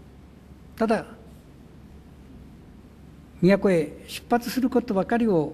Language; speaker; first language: Japanese; native; Japanese